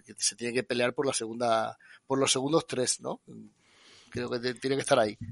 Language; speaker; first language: Spanish; native; Spanish